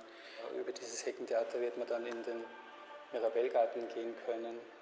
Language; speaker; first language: German; native; German